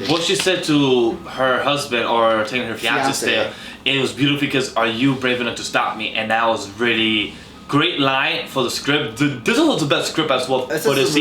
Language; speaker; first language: English; native; English